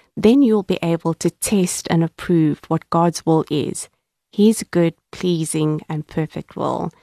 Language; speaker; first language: English; native; English